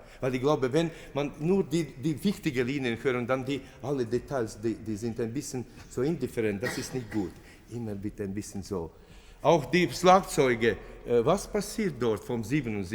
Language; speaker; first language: German; non-native, fluent; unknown